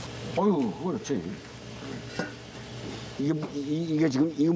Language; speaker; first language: Korean; native; Korean